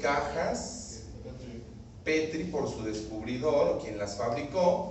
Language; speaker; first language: Spanish; native; Spanish